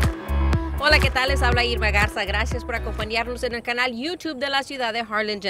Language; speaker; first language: Spanish; early bilingual, heritage; Spanish